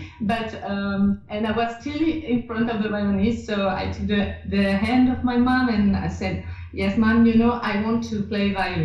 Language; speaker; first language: English; non-native, fluent; French